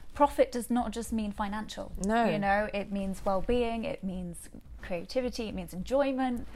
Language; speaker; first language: English; native; English